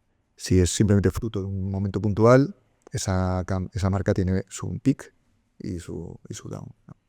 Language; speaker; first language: Spanish; native; Spanish